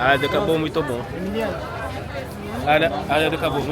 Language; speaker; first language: Portuguese; non-native, learner; French